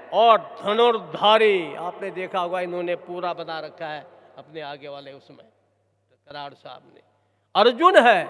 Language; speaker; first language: Hindi; non-native, local second language; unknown